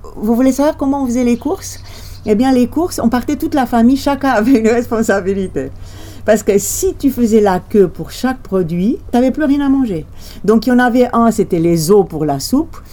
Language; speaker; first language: French; non-native, fluent; Romanian